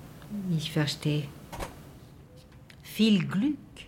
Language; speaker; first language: German; non-native, learner; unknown